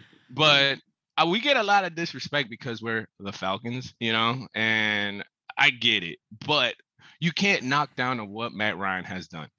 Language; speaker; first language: English; early bilingual, other home language; Spanish